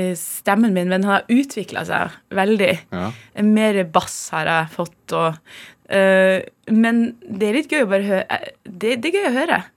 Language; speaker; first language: Norwegian; native; Norwegian